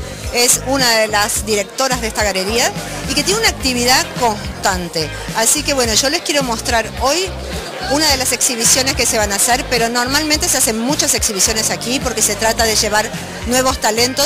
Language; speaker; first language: Spanish; native; Spanish